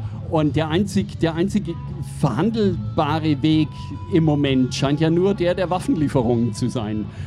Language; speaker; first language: German; native; German